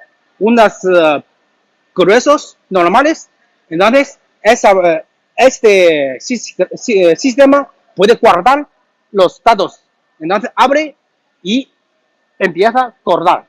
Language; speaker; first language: Spanish; non-native, learner; Chinese